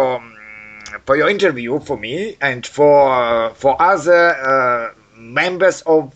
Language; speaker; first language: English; non-native, learner; Russian